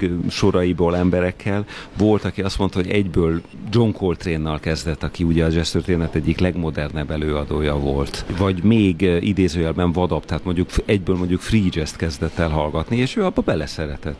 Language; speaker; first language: Hungarian; native; Hungarian